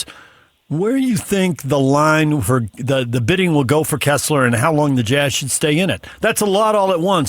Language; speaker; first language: English; native; English